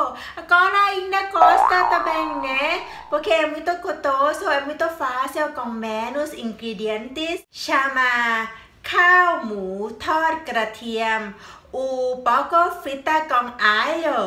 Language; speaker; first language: Portuguese; non-native, learner; Thai